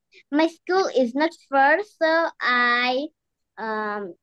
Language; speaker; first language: English; non-native, learner; Bangla